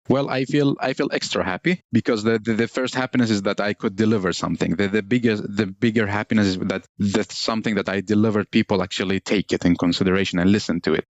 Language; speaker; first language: English; non-native, fluent; Arabic